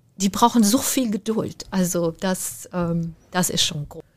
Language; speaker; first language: German; native; German